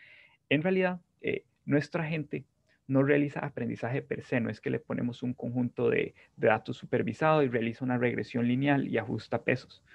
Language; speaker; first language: Spanish; native; Spanish